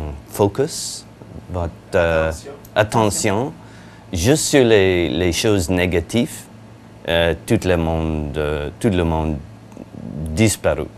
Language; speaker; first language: French; non-native, learner; English